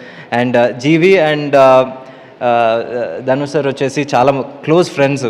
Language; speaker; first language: Telugu; native; Telugu